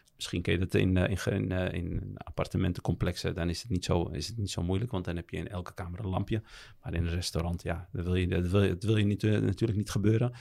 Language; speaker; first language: Dutch; early bilingual, other home language; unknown